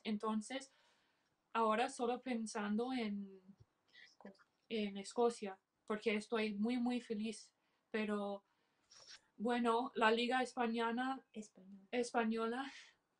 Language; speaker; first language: Spanish; early bilingual, heritage; English